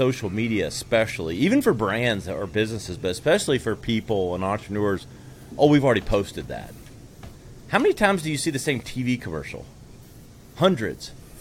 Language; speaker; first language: English; native; English